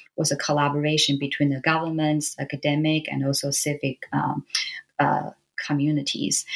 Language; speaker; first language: English; non-native, fluent; Chinese